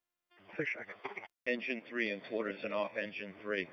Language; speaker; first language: English; native; English